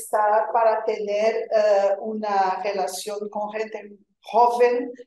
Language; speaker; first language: Spanish; non-native, fluent; Portuguese